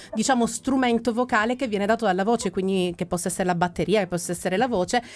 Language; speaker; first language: Italian; native; Italian